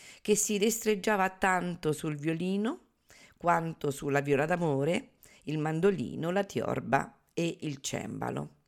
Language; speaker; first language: Italian; native; Italian